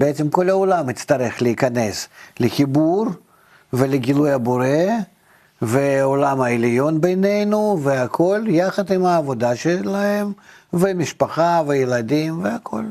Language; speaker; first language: Hebrew; non-native, fluent; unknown